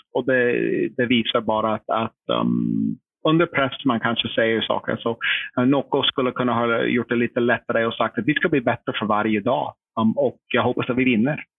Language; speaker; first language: Swedish; non-native, fluent; English